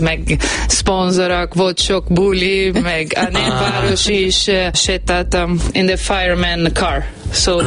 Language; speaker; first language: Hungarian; non-native, learner; Portuguese